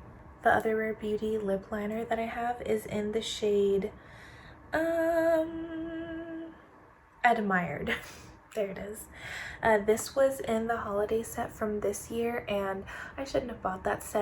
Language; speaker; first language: English; native; English